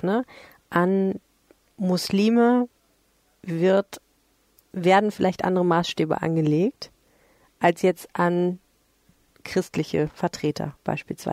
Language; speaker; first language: German; native; German